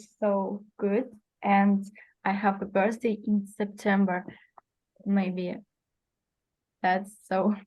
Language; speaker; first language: English; non-native, learner; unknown